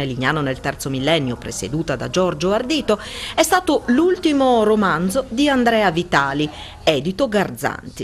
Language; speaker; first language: Italian; native; Italian